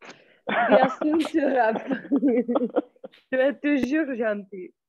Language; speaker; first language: French; non-native, learner; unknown